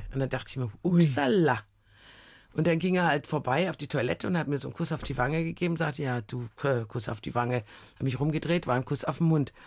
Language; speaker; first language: German; native; German